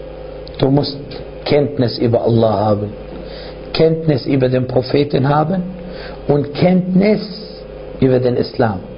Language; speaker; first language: German; non-native, fluent; Arabic